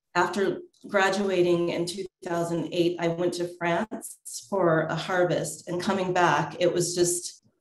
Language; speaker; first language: English; native; English